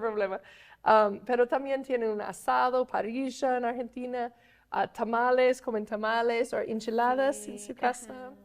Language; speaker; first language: Spanish; non-native, fluent; English